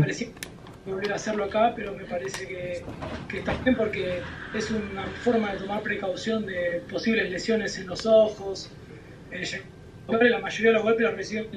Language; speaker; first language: Spanish; native; Spanish